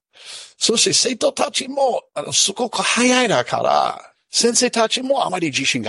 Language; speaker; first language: Japanese; non-native, learner; English